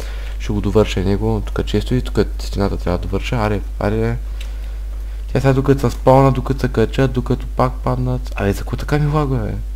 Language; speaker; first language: Bulgarian; native; Bulgarian